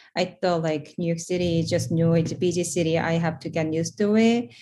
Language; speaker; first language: English; non-native, fluent; Korean